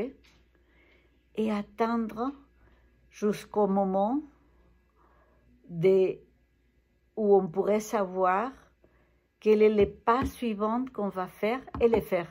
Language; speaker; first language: French; non-native, fluent; Spanish